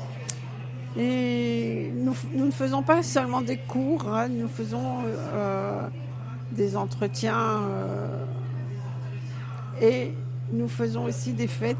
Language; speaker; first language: French; native; French